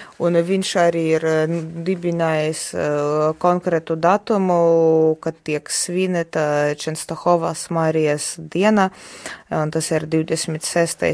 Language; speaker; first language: Latvian; non-native, fluent; Polish